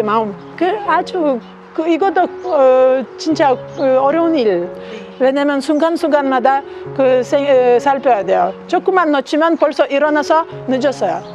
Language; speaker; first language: Korean; non-native, learner; Lithuanian